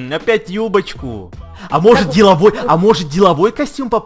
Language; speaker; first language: Russian; native; Russian